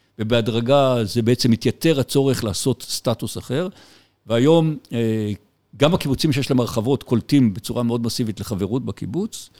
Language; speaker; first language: Hebrew; native; Hebrew